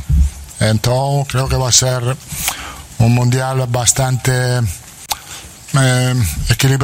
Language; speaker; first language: Portuguese; non-native, fluent; Italian